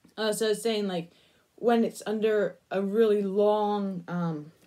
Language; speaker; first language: English; native; English